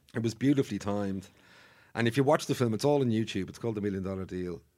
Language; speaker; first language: English; native; English